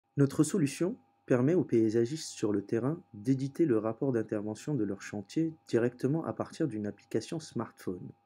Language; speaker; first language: French; native; French